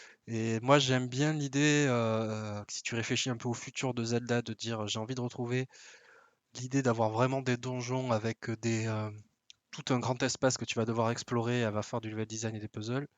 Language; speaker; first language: French; native; French